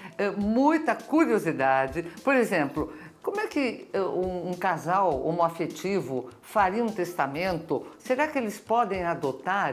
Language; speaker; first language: Portuguese; native; Portuguese